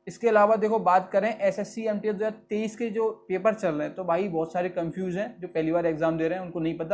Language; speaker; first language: Hindi; native; Hindi